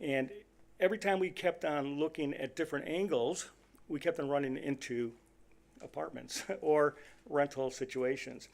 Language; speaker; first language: English; native; English